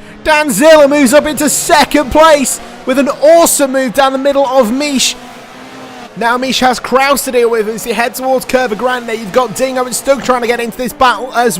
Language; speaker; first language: English; native; English